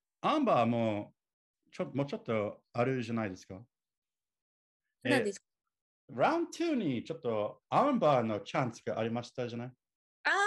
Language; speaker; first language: Japanese; non-native, learner; English